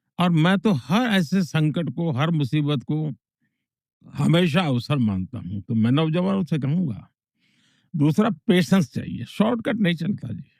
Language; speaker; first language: Hindi; non-native, local second language; Gujarati